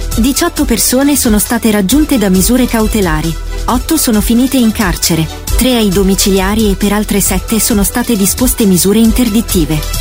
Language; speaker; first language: Italian; native; Italian